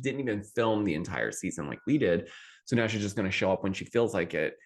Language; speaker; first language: English; native; English